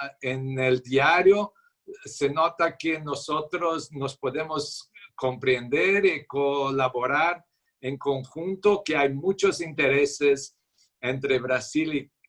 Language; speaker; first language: Spanish; non-native, fluent; Portuguese